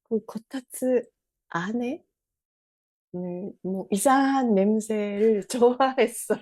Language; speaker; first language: Korean; non-native, fluent; Japanese